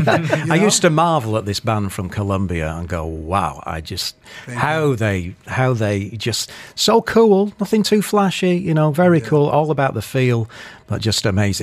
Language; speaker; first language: English; native; English